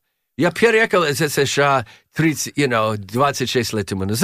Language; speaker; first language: Russian; non-native, learner; English